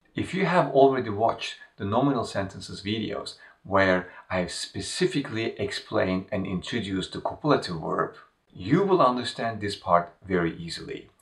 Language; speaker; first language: English; non-native, fluent; Turkish